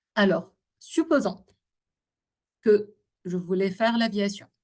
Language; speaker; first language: French; non-native, local second language; Arabic